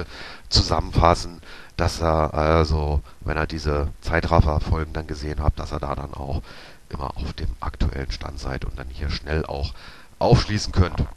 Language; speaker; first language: German; native; German